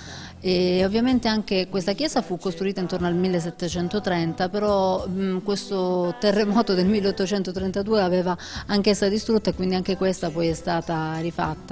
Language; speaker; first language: Italian; native; Italian